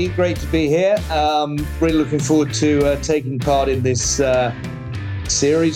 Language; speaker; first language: English; native; English